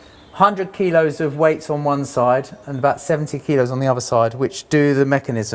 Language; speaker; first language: English; native; English